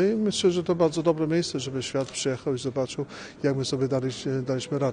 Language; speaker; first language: Polish; early bilingual, heritage; English